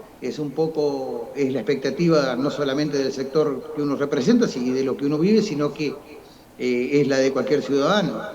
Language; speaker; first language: Spanish; native; Spanish